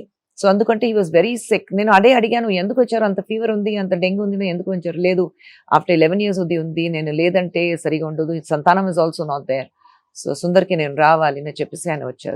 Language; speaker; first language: Telugu; non-native, fluent; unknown